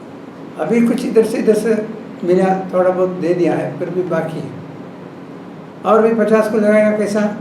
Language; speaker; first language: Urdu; non-native, local second language; Malayalam